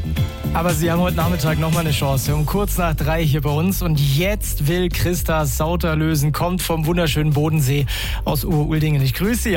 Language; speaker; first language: German; native; German